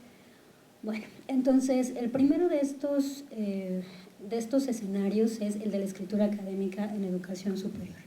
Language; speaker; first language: Spanish; native; Spanish